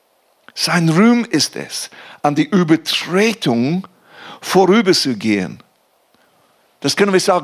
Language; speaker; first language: German; non-native, fluent; English